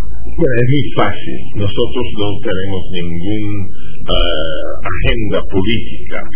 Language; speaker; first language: Spanish; non-native, fluent; English